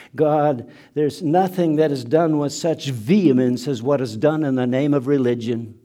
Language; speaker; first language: English; non-native, fluent; German